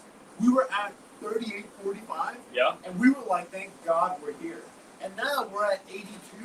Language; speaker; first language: English; native; English